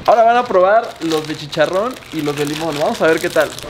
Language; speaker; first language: Spanish; native; Spanish